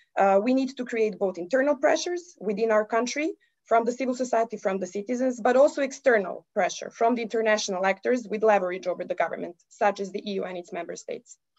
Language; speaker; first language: English; non-native, fluent; Serbian